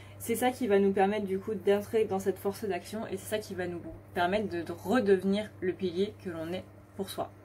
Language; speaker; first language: French; native; French